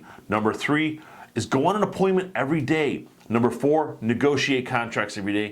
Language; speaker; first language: English; native; English